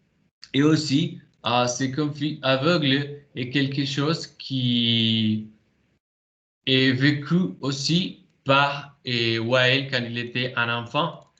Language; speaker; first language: French; non-native, fluent; Spanish